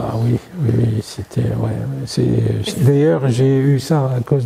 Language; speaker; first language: French; non-native, fluent; Arabic